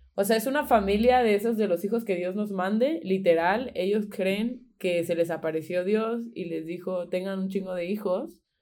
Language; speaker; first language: Spanish; native; Spanish